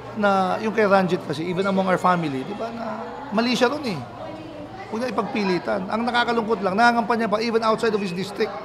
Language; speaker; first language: Filipino; non-native, local second language; Pangasinan